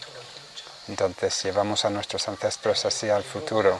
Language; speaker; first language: Spanish; non-native, fluent; Vietnamese